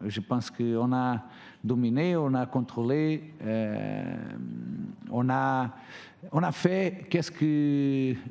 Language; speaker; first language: French; non-native, fluent; Portuguese